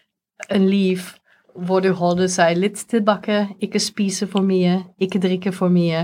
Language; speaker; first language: Norwegian; non-native, fluent; Dutch